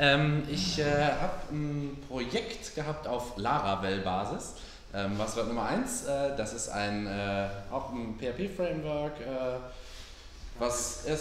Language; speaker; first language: German; native; German